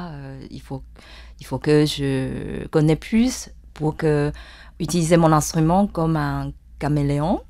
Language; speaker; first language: French; non-native, fluent; Chinese